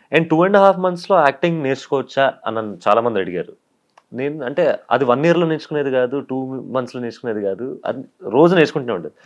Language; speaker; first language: Telugu; native; Telugu